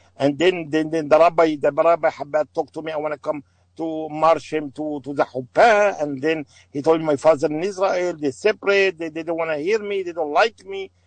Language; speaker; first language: English; non-native, learner; Arabic